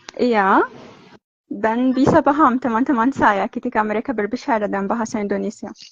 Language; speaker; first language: Indonesian; non-native, learner; Arabic